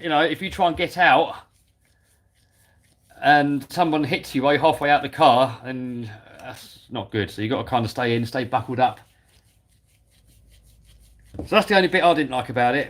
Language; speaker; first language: English; native; English